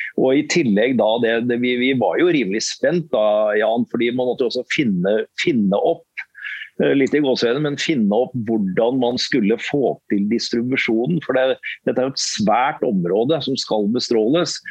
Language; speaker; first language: Norwegian; native; Norwegian